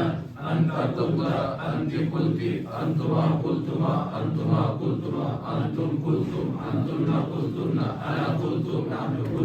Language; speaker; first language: Arabic; non-native, learner; Urdu